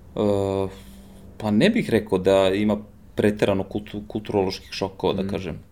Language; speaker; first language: Serbian; early bilingual, heritage; Serbian